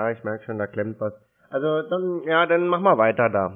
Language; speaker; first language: German; native; German